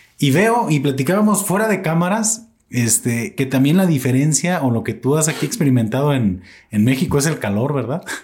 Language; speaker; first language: Spanish; native; Spanish